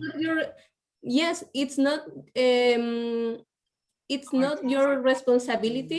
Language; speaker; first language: English; non-native, learner; Spanish